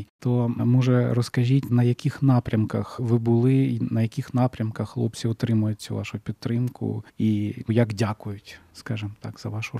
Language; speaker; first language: Ukrainian; native; Ukrainian